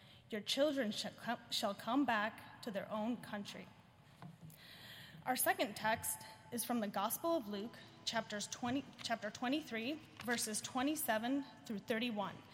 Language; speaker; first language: English; non-native, fluent; Ukrainian